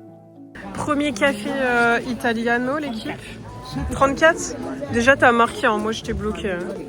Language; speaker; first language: French; native; French